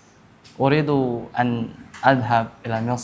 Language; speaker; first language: Arabic; non-native, learner; Indonesian